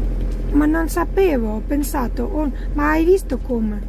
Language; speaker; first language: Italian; non-native, learner; Russian